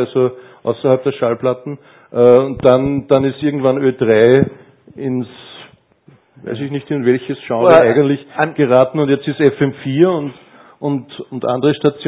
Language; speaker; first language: German; native; German